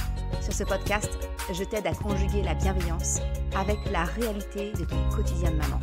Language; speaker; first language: French; native; French